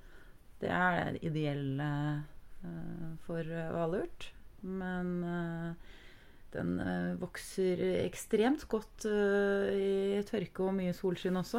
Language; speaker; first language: Norwegian; native; Norwegian